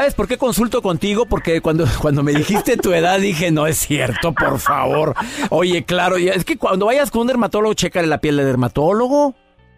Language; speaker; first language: Spanish; native; Spanish